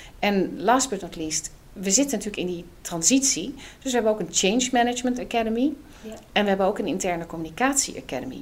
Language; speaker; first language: Dutch; native; Dutch